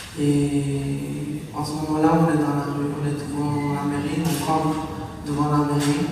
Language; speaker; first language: French; non-native, learner; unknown